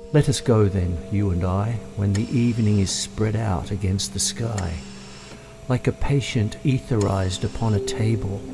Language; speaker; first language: English; native; English